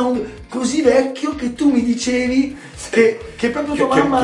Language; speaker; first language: Italian; native; Italian